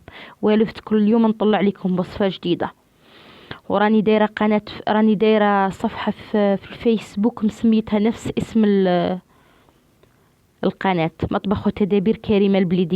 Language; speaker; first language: Arabic; native; Arabic